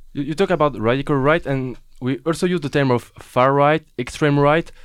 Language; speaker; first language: English; non-native, fluent; French